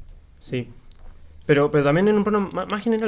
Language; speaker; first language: Spanish; native; Spanish